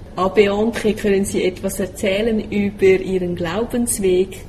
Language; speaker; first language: German; native; German